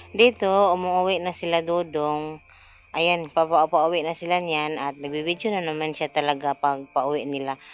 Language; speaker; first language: Filipino; non-native, local second language; Cebuano